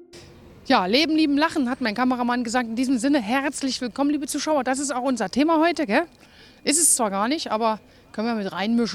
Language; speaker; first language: German; native; German